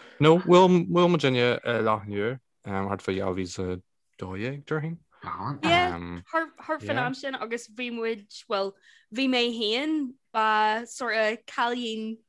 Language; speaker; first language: Irish; non-native, local second language; English